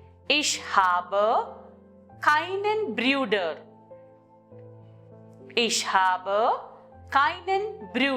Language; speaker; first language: German; non-native, fluent; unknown